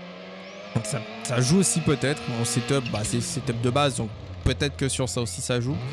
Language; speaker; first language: French; native; French